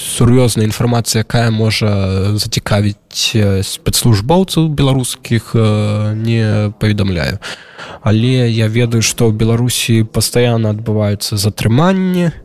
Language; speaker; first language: Belarusian; native; Belarusian